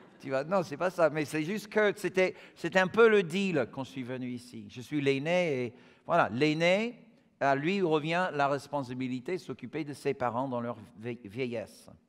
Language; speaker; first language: French; non-native, fluent; English